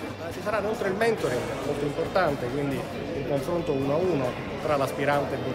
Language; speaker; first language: Italian; native; Italian